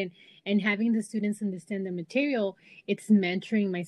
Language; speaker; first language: English; native; English